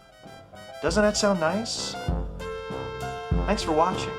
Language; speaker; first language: English; native; English